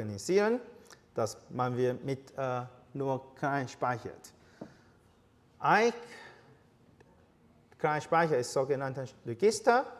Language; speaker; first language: German; non-native, learner; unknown